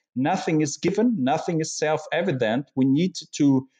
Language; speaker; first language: English; non-native, fluent; German